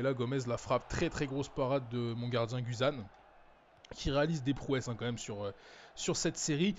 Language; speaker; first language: French; native; French